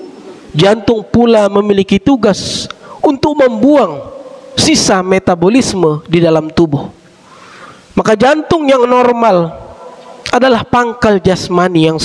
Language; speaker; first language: Indonesian; native; Indonesian